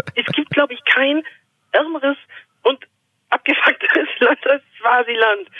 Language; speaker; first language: German; native; German